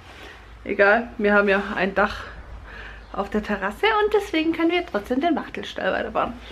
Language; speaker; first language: German; native; German